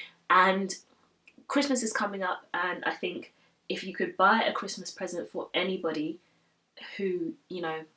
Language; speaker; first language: English; native; English